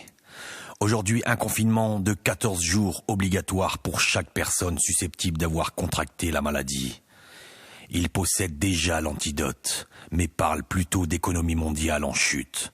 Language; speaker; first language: French; native; French